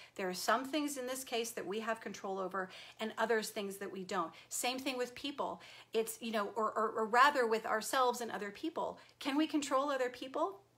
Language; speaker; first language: English; native; English